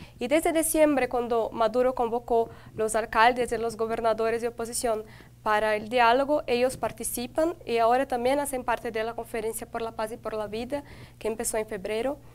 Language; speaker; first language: Spanish; non-native, fluent; Portuguese